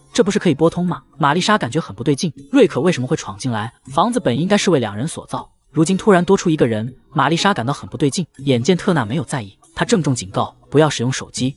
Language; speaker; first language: Chinese; native; Chinese